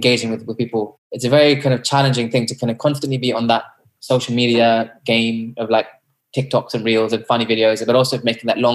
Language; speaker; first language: English; native; English